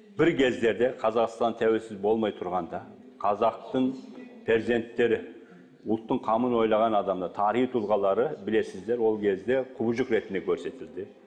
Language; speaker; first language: Kazakh; early bilingual, heritage; Kazakh